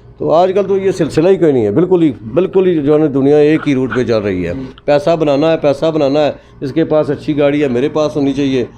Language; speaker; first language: Urdu; non-native, local second language; Pahari-Potwari